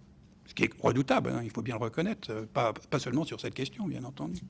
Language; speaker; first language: French; native; French